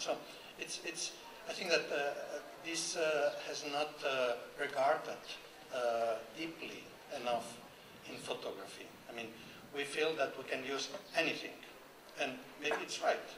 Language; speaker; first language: English; non-native, fluent; Catalan